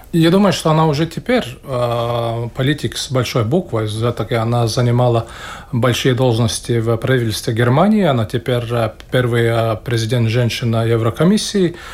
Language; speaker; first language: Russian; non-native, local second language; Latvian